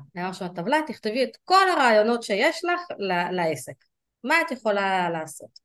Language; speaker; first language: Hebrew; early bilingual, other home language; Russian